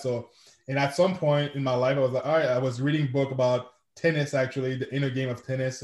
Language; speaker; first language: English; non-native, fluent; French